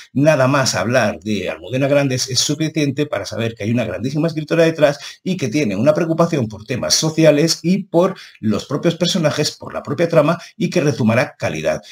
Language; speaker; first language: Spanish; native; Spanish